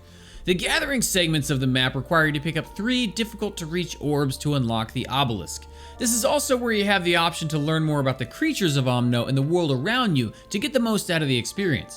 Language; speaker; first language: English; native; English